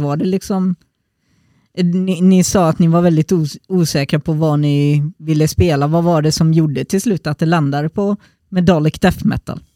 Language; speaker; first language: Swedish; native; Swedish